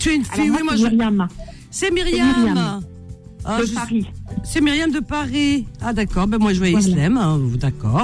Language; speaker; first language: French; native; French